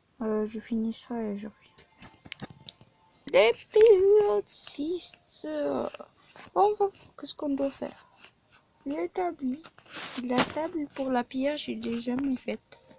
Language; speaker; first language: French; non-native, learner; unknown